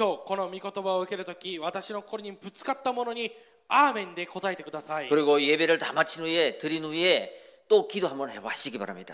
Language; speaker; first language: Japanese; non-native, fluent; Korean